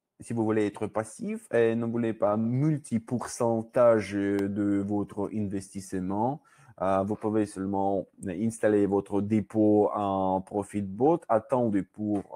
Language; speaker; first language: French; non-native, learner; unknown